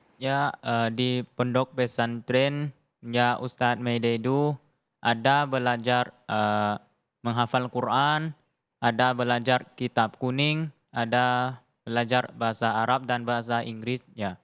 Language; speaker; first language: Indonesian; non-native, learner; Thai